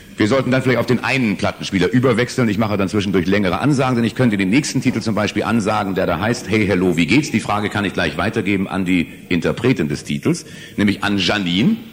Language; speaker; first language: German; native; German